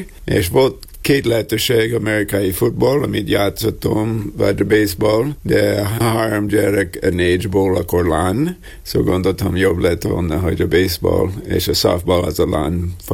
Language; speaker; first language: Hungarian; non-native, learner; English